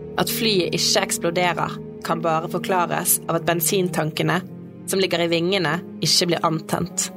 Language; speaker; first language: Norwegian; native; Norwegian